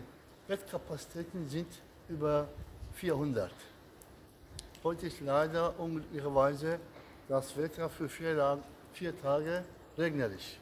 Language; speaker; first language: German; non-native, learner; Turkish